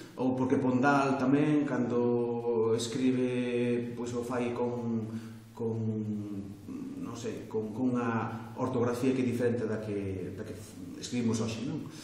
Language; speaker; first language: Galician; non-native, local second language; Spanish